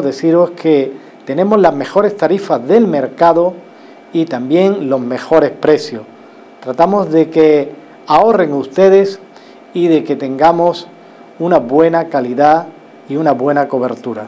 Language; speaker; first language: Spanish; native; Spanish